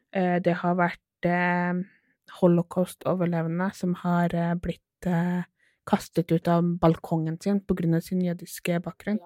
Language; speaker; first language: Norwegian; native; Norwegian